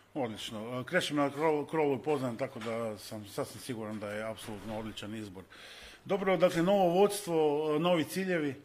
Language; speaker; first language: Croatian; native; Croatian